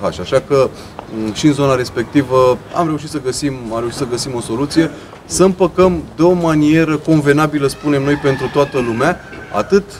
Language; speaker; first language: Romanian; native; Romanian